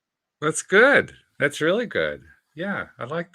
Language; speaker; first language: English; native; English